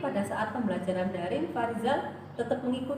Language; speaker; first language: Indonesian; native; Indonesian